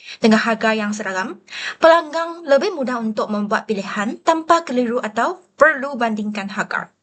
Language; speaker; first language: Malay; non-native, local second language; Chinese